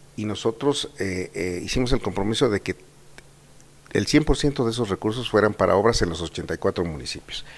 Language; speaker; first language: Spanish; native; Spanish